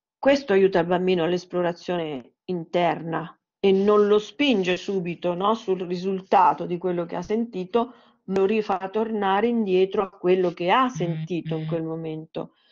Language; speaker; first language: Italian; native; Italian